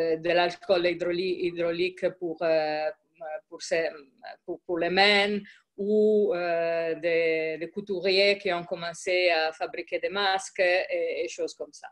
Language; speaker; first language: French; non-native, fluent; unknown